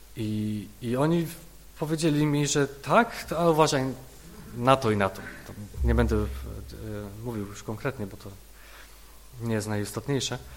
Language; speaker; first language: Polish; native; Polish